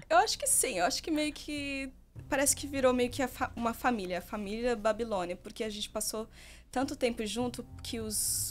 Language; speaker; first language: Portuguese; native; Portuguese